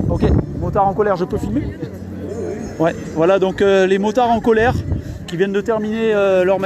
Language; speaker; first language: French; native; French